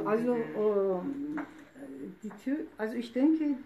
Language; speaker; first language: German; non-native, fluent; Turkish